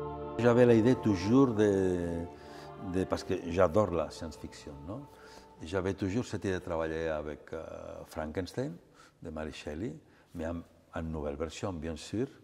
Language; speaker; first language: French; non-native, fluent; Catalan